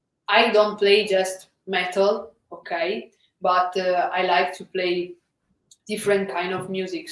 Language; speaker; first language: English; non-native, fluent; Italian